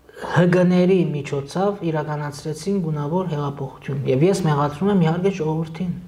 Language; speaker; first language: Armenian; early bilingual, heritage; Armenian